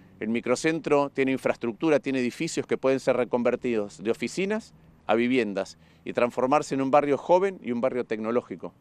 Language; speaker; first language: Spanish; native; Spanish